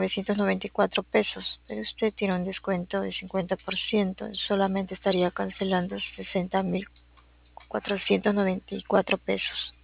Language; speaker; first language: Spanish; native; Spanish